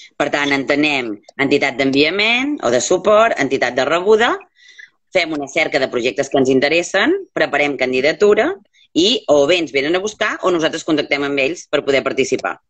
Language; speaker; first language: Catalan; native; Catalan